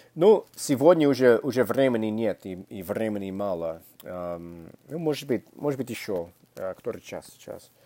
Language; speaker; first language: Russian; non-native, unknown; English